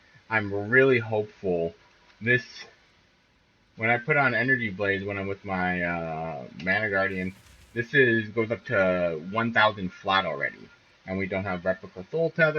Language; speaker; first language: English; native; English